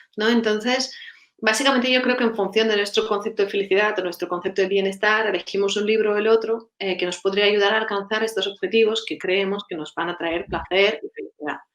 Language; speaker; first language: Spanish; non-native, fluent; Russian